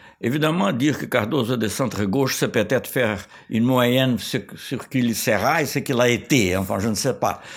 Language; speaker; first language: French; non-native, fluent; Portuguese